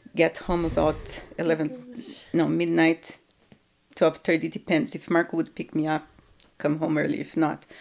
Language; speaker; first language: English; non-native, fluent; Portuguese